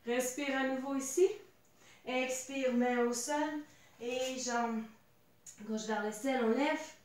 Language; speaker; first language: French; native; French